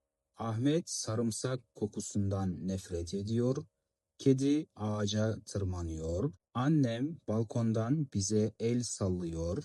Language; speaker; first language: Turkish; non-native, fluent; Kazakh